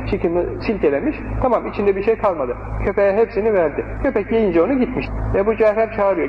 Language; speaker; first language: Turkish; native; Turkish